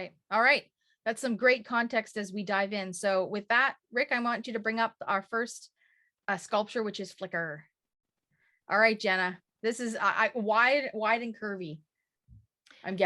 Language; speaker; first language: English; native; English